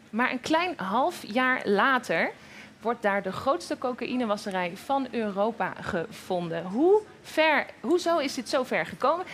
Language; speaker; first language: Dutch; native; Dutch